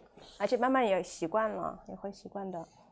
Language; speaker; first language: Chinese; non-native, fluent; English